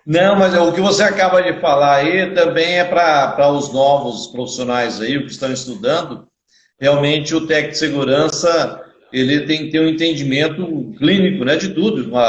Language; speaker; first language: Portuguese; native; Portuguese